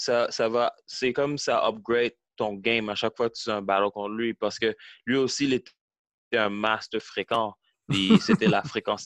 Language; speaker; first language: French; early bilingual, heritage; French